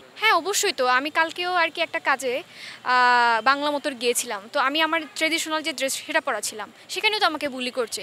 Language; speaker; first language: Bangla; non-native, local second language; Chakma